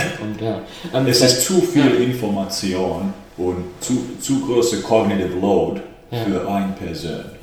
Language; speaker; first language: German; non-native, fluent; Finnish